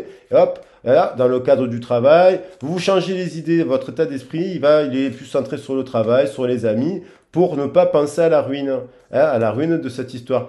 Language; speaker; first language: French; native; French